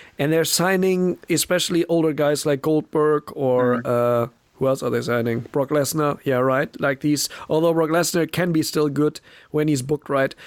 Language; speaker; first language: English; non-native, fluent; German